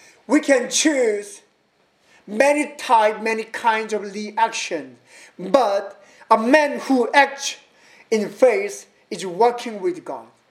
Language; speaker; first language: English; non-native, learner; Korean